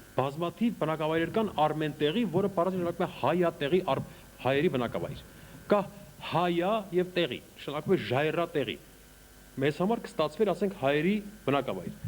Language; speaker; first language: Armenian; native; Armenian